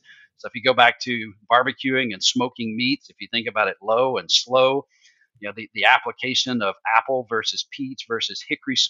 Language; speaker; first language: English; native; English